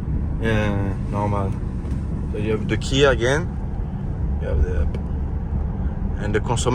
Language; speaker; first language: English; non-native, learner; French